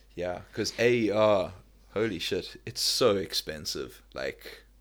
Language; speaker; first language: English; native; English